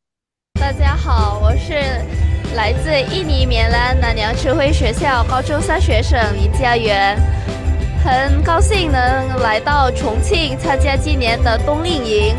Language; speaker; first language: Chinese; early bilingual, heritage; Indonesian